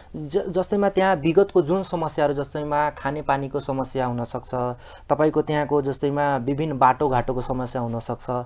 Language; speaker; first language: Nepali; non-native, local second language; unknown